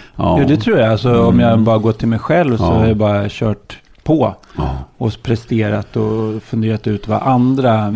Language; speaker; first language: Swedish; native; Swedish